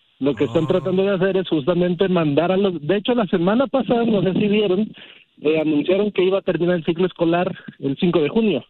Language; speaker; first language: Spanish; early bilingual, heritage; Spanish